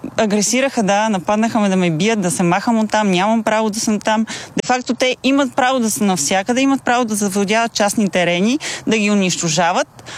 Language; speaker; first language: Bulgarian; native; Bulgarian